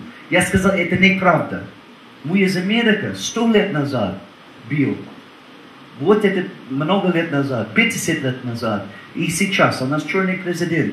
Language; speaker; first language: Russian; non-native, learner; English